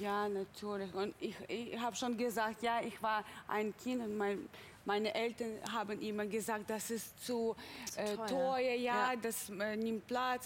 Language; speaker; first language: German; non-native, fluent; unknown